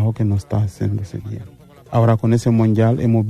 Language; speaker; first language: Spanish; non-native, fluent; Mandingo